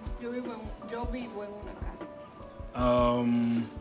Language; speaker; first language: Spanish; non-native, learner; English